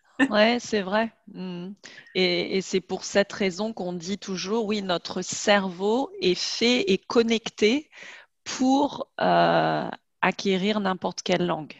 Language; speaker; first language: French; native; French